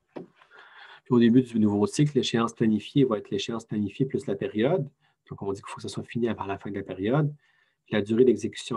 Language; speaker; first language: French; native; French